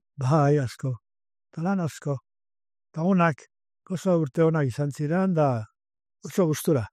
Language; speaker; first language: Basque; native; Basque